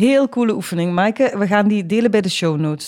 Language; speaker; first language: Dutch; native; Dutch